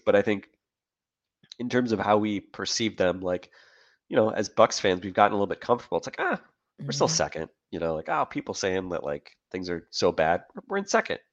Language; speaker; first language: English; native; English